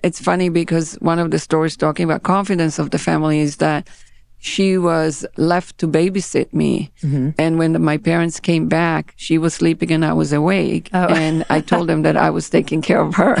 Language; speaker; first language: English; non-native, fluent; Hebrew